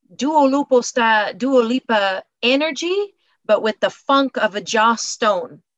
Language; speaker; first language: English; native; English